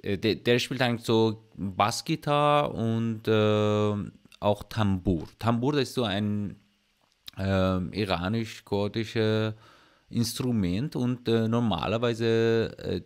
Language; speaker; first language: German; non-native, learner; Persian